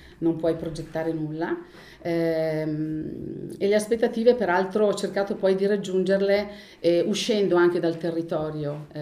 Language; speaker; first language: Italian; native; Italian